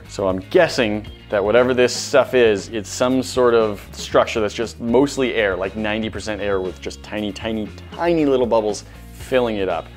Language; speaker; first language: English; native; English